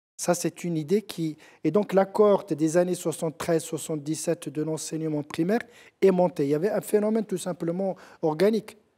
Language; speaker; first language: French; non-native, local second language; Central Atlas Tamazight